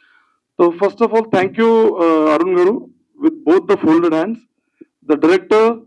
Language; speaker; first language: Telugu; early bilingual, heritage; Telugu